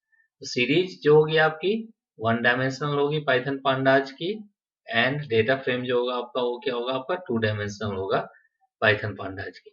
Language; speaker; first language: Hindi; native; Hindi